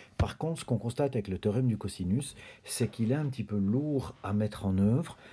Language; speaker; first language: French; native; French